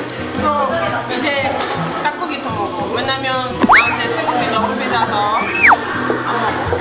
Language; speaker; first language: Korean; non-native, learner; Portuguese